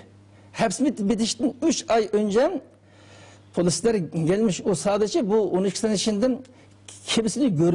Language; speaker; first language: Turkish; non-native, learner; Uyghur